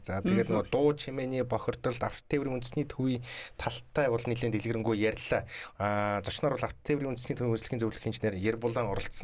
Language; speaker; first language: Mongolian; native; Mongolian